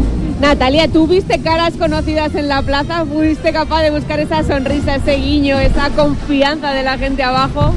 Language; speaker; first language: Spanish; native; Spanish